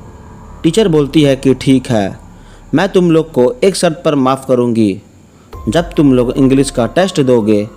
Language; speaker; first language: Hindi; native; Hindi